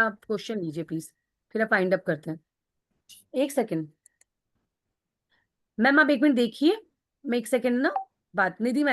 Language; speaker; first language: Hindi; native; Hindi